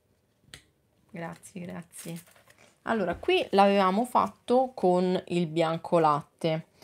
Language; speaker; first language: Italian; native; Italian